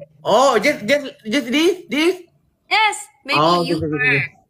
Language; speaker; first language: English; non-native, learner; Malay